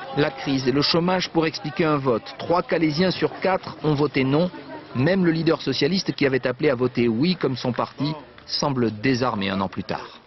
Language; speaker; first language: French; native; French